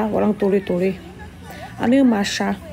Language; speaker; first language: Filipino; non-native, learner; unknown